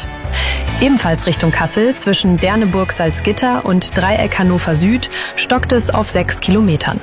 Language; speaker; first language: German; native; German